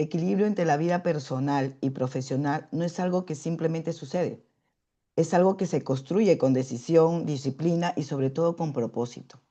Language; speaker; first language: Spanish; native; Spanish